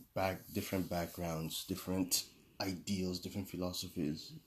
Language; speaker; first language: English; non-native, local second language; Yoruba